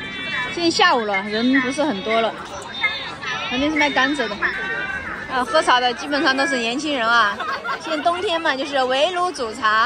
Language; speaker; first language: Chinese; native; Chinese